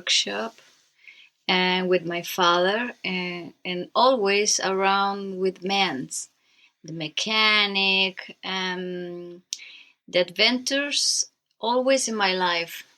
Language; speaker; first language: English; non-native, learner; Spanish